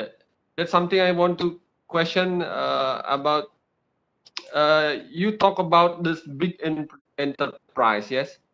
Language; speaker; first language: English; non-native, fluent; Indonesian